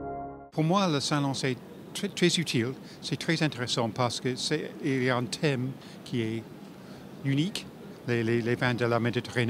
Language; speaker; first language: French; non-native, fluent; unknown